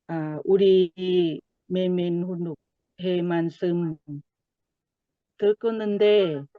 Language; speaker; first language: Korean; non-native, learner; Thai